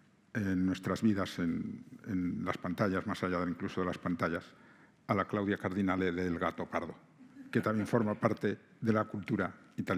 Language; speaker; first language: Spanish; native; Spanish